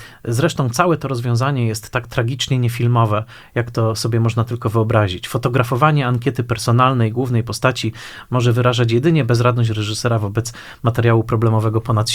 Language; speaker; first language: Polish; native; Polish